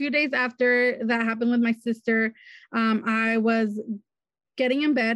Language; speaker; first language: English; native; English